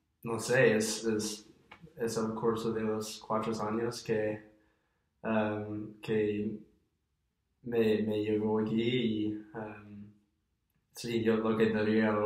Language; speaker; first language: Spanish; non-native, fluent; English